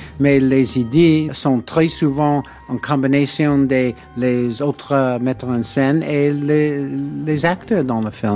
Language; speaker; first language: French; non-native, learner; English